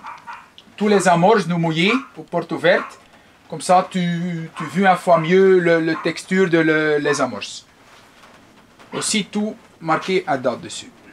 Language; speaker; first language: French; non-native, local second language; Dutch